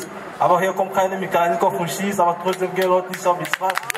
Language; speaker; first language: German; non-native, learner; French